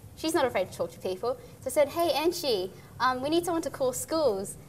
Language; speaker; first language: English; native; English